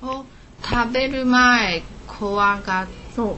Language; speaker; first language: Japanese; non-native, learner; Chinese